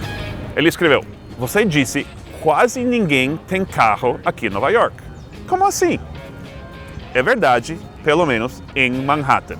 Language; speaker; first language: Portuguese; non-native, fluent; English